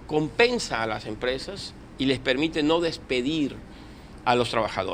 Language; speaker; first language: Spanish; native; Spanish